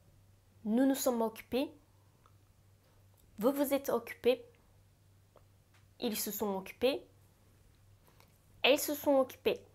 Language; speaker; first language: French; non-native, fluent; Japanese